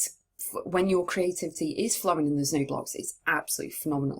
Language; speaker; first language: English; native; English